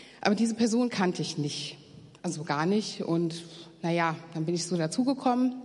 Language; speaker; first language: German; native; German